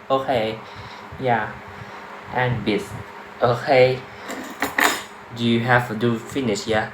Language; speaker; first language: English; non-native, learner; Thai